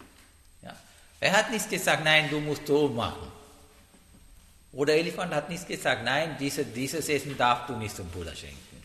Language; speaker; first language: German; non-native, fluent; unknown